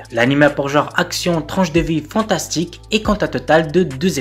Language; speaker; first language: French; native; French